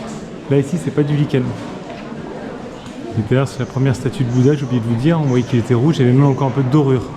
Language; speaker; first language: French; native; French